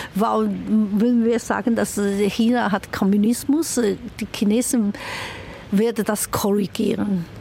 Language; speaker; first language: German; non-native, fluent; Chinese